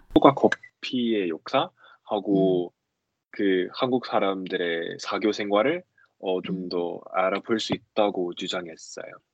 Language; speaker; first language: Korean; non-native, fluent; English